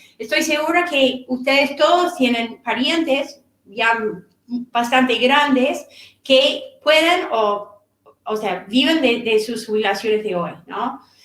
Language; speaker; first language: Spanish; non-native, fluent; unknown